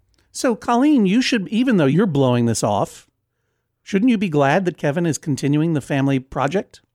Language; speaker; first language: English; native; English